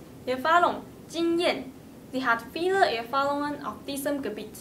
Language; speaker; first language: German; non-native, learner; Chinese